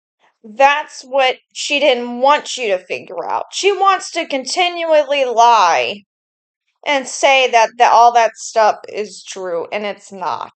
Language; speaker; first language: English; native; English